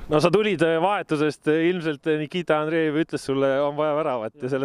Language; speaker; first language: Estonian; native; Estonian